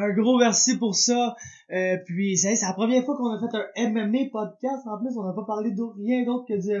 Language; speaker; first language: French; native; French